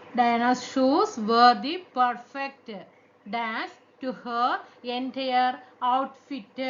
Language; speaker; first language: English; non-native, local second language; Malayalam